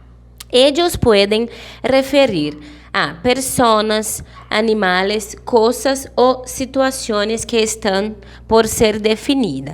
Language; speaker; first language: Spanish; non-native, fluent; Portuguese